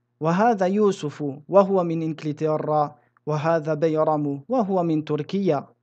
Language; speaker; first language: Arabic; non-native, fluent; French